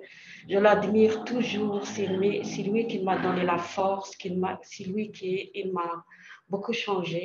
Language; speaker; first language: French; non-native, learner; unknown